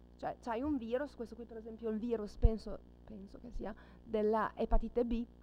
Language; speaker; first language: Italian; native; Italian